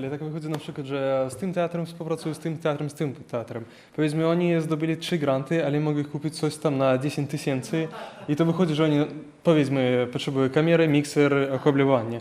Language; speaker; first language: Polish; non-native, learner; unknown